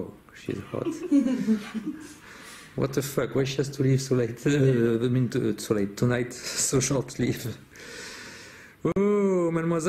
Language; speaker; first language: English; non-native, fluent; French